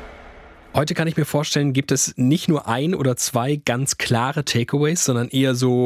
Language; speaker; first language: German; native; German